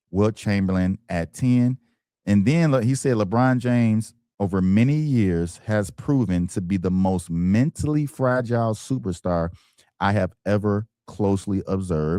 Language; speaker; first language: English; native; English